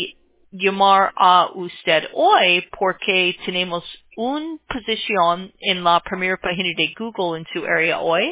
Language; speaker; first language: Spanish; non-native, learner; English